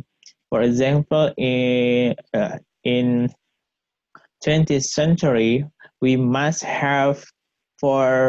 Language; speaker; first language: English; non-native, learner; Indonesian